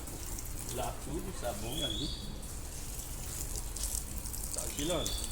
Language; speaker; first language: Portuguese; non-native, learner; Haitian Creole